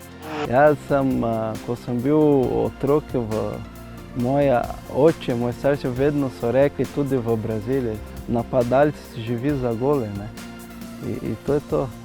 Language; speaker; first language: Slovenian; non-native, fluent; Portuguese